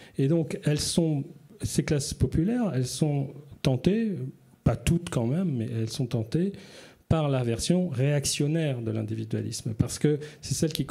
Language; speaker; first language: French; native; French